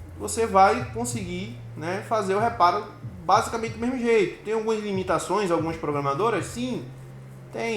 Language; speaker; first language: Portuguese; native; Portuguese